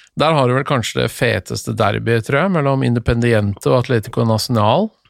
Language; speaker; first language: Norwegian; native; Norwegian